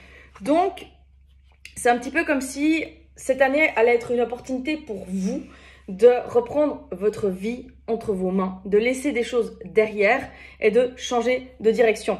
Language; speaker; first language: French; native; French